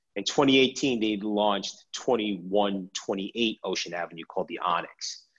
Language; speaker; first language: English; native; English